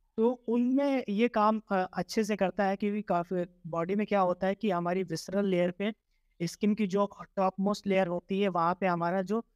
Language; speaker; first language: Hindi; native; Hindi